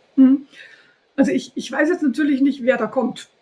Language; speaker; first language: German; native; German